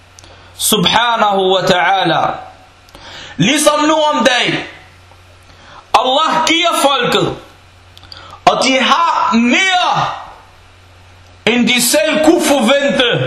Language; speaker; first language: Danish; non-native, fluent; Arabic